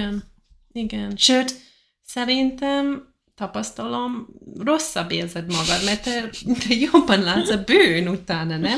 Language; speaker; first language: Hungarian; non-native, learner; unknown